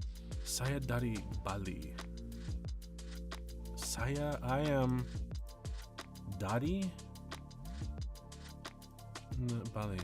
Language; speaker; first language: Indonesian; non-native, learner; English